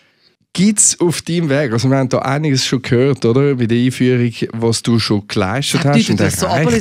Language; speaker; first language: German; native; German